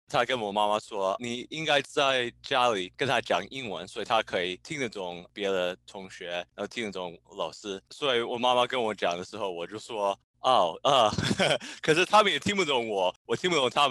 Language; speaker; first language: Chinese; early bilingual, heritage; Chinese